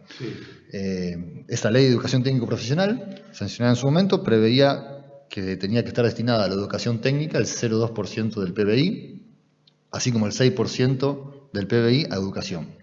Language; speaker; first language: Spanish; native; Spanish